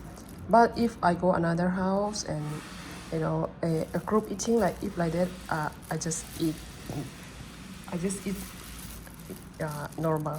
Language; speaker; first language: English; non-native, learner; Burmese